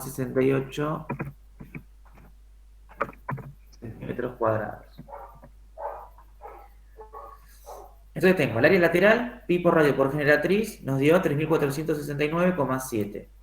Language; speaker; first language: Spanish; native; Spanish